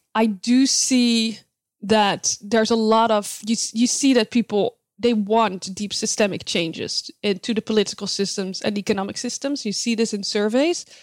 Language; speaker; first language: English; non-native, fluent; Dutch